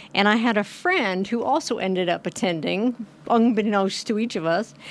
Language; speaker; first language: English; native; English